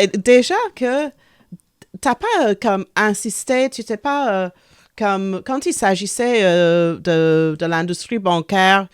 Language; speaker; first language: French; non-native, local second language; English